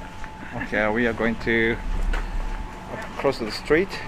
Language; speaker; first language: English; non-native, fluent; Korean